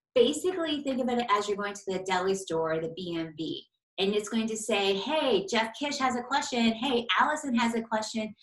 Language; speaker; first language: English; native; English